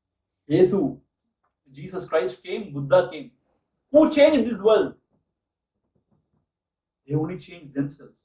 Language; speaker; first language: English; non-native, local second language; Tamil